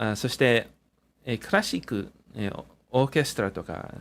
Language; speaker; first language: Japanese; non-native, fluent; English